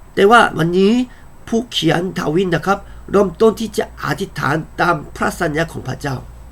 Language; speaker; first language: Thai; non-native, fluent; Korean